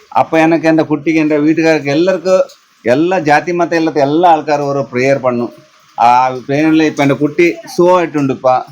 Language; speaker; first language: Malayalam; non-native, learner; Kannada